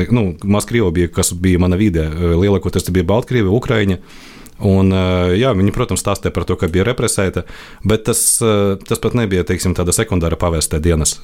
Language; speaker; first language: Latvian; non-native, local second language; Russian